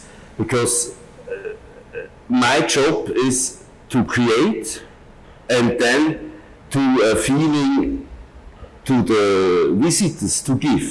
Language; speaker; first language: English; non-native, learner; German